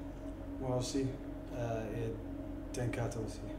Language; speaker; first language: French; non-native, learner; English